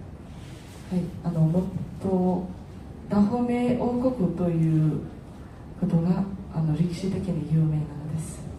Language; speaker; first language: Japanese; non-native, fluent; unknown